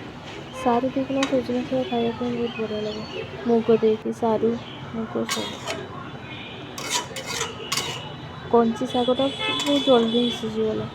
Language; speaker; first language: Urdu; non-native, local second language; Odia